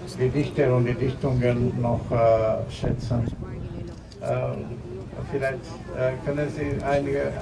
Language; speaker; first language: German; non-native, fluent; Hungarian